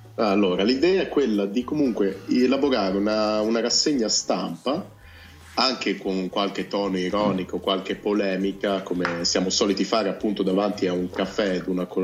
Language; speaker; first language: Italian; native; Italian